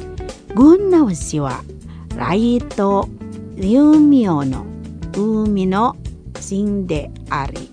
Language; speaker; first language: Japanese; non-native, fluent; Indonesian